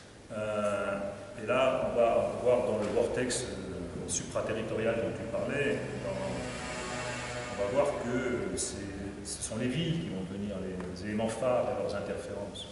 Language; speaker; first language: French; native; French